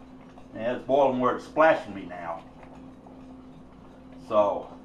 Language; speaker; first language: English; native; English